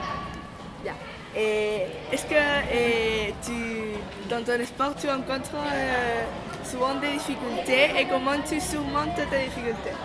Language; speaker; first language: French; non-native, learner; Spanish